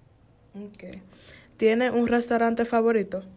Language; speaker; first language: Spanish; early bilingual, heritage; Spanish